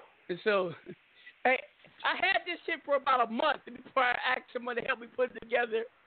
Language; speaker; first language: English; native; English